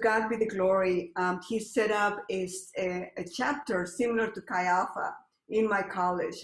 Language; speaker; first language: English; non-native, fluent; Spanish